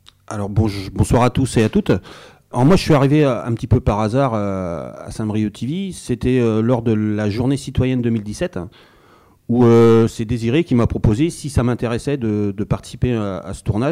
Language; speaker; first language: French; native; French